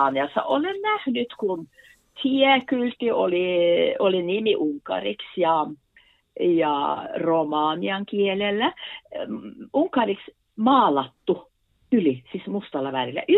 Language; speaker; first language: Finnish; non-native, fluent; Norwegian